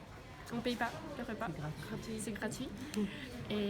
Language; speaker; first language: French; non-native, learner; Finnish